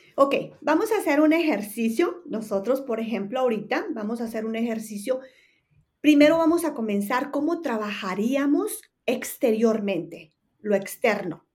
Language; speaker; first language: Spanish; native; Spanish